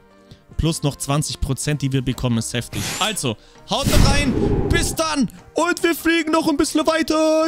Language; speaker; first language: German; native; German